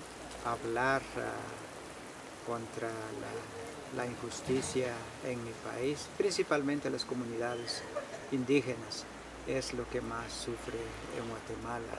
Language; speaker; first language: Spanish; non-native, local second language; Kʼicheʼ